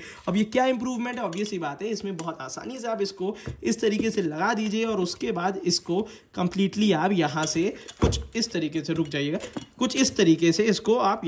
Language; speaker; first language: Hindi; native; Hindi